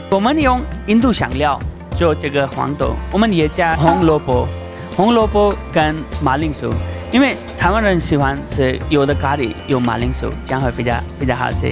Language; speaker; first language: Chinese; non-native, learner; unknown